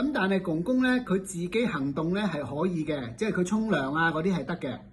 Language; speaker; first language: Cantonese; native; Cantonese